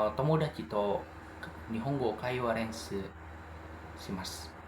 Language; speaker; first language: Japanese; non-native, learner; Indonesian